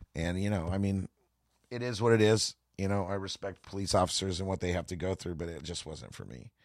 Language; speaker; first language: English; native; English